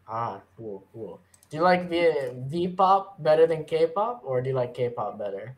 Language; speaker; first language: English; native; English